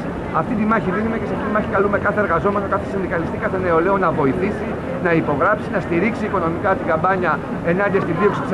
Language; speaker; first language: Greek; native; Greek